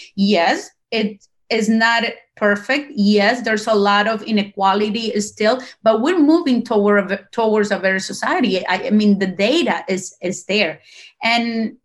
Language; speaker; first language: English; non-native, fluent; Spanish